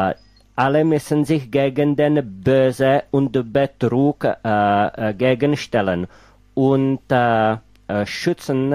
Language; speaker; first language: German; non-native, fluent; Czech